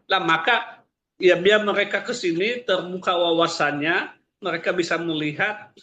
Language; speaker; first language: Indonesian; non-native, local second language; Nias